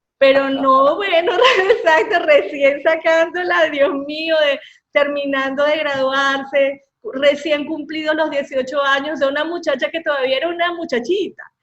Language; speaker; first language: Spanish; native; Spanish